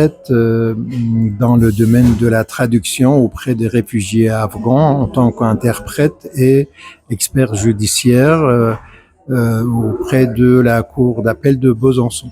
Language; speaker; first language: French; non-native, fluent; Persian